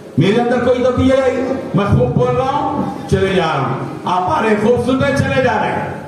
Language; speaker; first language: Urdu; native; Urdu